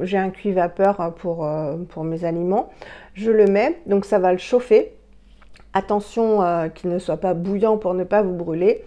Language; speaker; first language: French; native; French